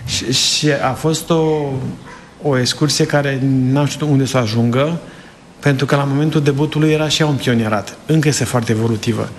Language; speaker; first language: Romanian; native; Romanian